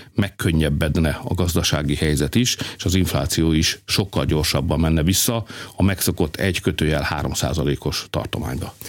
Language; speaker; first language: Hungarian; native; Hungarian